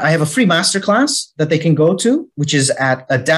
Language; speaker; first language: English; native; English